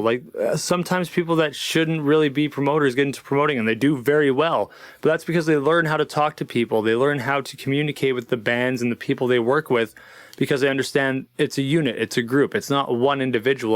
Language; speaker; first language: English; native; English